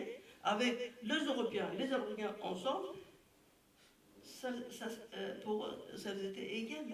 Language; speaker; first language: French; non-native, fluent; Persian